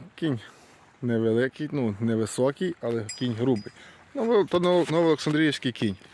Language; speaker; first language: Ukrainian; native; Ukrainian